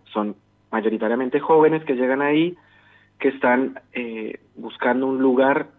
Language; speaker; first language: Spanish; native; Spanish